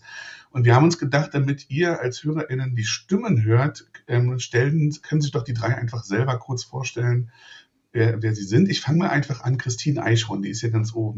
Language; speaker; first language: German; native; German